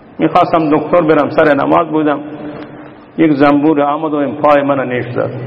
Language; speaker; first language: Persian; non-native, local second language; Baluchi